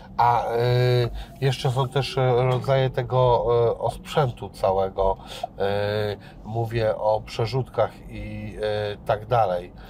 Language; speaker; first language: Polish; native; Polish